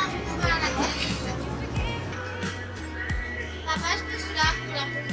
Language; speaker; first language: French; native; French